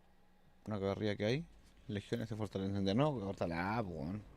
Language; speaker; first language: Spanish; native; Spanish